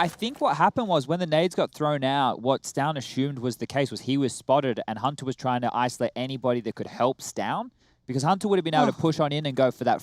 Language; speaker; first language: English; native; English